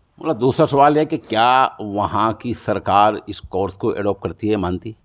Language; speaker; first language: Urdu; native; Urdu